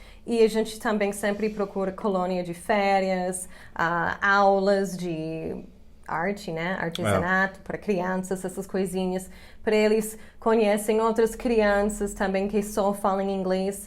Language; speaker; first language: Portuguese; non-native, fluent; English